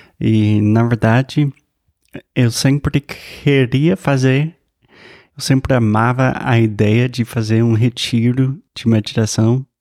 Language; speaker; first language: Portuguese; non-native, fluent; English